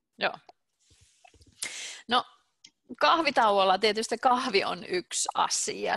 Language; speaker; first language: Finnish; native; Finnish